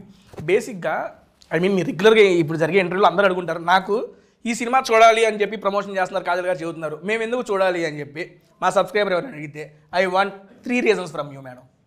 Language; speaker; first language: Telugu; native; Telugu